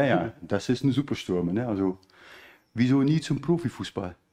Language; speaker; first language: German; native; German